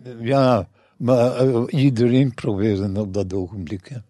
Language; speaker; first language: Dutch; non-native, fluent; English